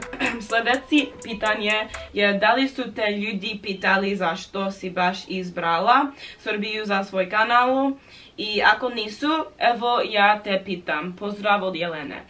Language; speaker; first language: Bosnian; non-native, learner; English